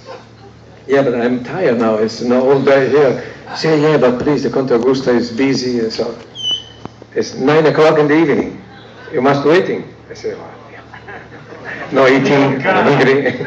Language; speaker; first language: English; non-native, learner; Italian